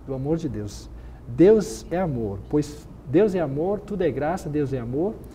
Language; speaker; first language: Portuguese; native; Portuguese